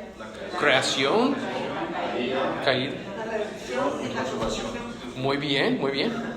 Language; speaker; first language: Spanish; non-native, fluent; English